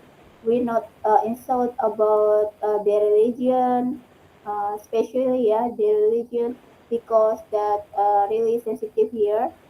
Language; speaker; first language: English; non-native, learner; Indonesian